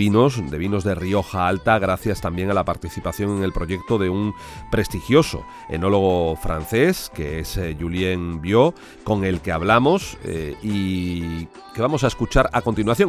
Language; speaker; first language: Spanish; native; Spanish